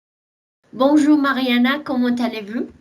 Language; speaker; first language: French; non-native, learner; Spanish